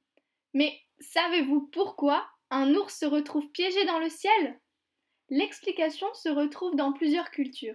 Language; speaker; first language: French; native; French